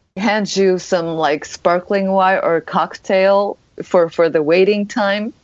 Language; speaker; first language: English; non-native, fluent; Japanese